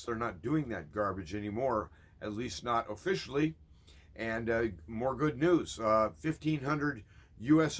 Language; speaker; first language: English; native; English